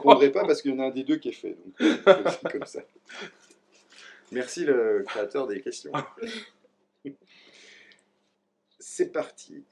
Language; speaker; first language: French; native; French